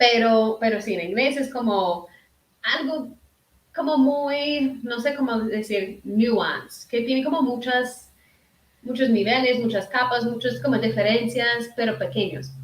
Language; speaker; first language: Spanish; early bilingual, heritage; Spanish